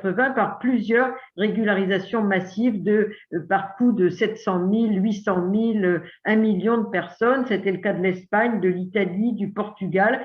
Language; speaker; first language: French; native; French